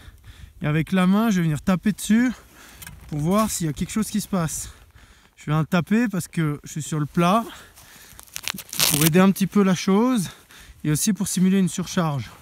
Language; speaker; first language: French; native; French